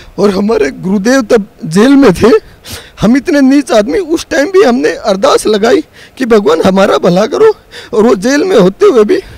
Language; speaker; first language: Hindi; native; Hindi